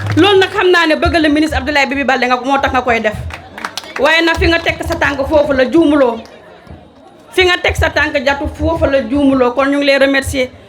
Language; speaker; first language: Wolof; non-native, local second language; Fula